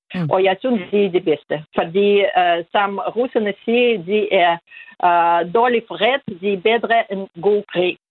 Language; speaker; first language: Danish; non-native, fluent; Russian